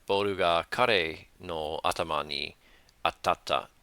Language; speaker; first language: Japanese; non-native, learner; English